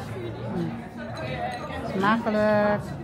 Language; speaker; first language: Dutch; non-native, learner; Filipino